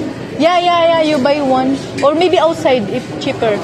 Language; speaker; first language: English; non-native, learner; Filipino